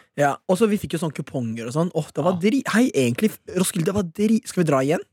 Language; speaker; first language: Norwegian; early bilingual, other home language; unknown